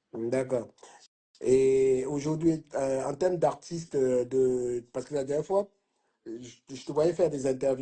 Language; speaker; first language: French; native; French